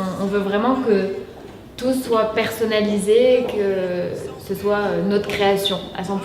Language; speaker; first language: French; non-native, local second language; Arabic